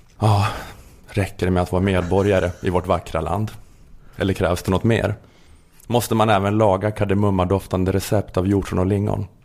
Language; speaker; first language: Swedish; native; Swedish